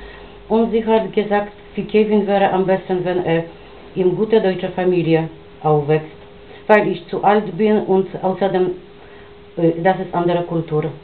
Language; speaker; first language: German; non-native, local second language; Polish